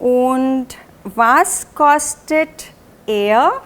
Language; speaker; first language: German; non-native, fluent; Hindi